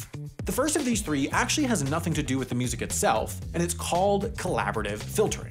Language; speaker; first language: English; native; English